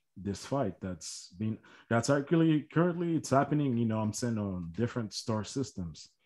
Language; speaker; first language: English; native; English